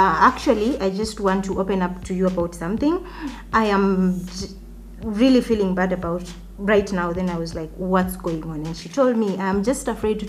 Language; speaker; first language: English; non-native, local second language; Swahili